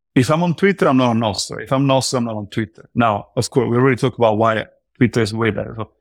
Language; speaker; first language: English; non-native, fluent; Italian